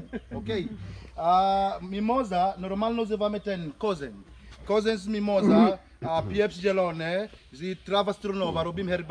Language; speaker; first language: Polish; non-native, learner; Swahili